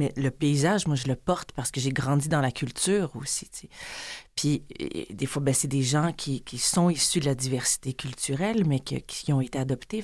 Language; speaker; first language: French; native; French